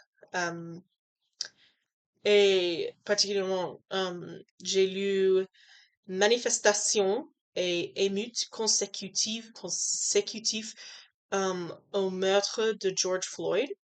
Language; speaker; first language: French; non-native, learner; English